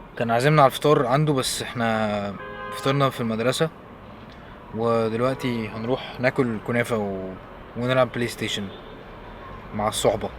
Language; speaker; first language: Egyptian Arabic; early bilingual, heritage; Arabic